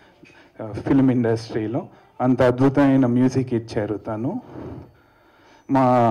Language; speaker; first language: Telugu; native; Telugu